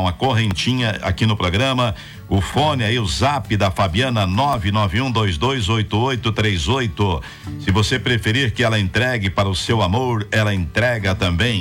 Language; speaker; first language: Portuguese; native; Portuguese